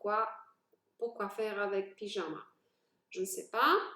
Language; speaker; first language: French; non-native, fluent; Polish